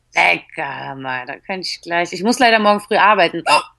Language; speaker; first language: German; early bilingual, other home language; Polish